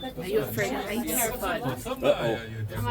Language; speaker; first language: English; non-native, learner; Chinese